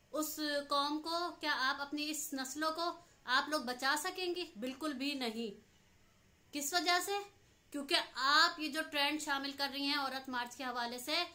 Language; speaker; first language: Urdu; native; Urdu